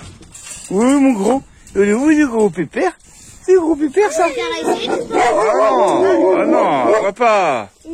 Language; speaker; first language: French; native; French